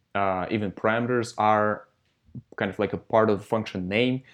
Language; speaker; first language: English; non-native, fluent; Russian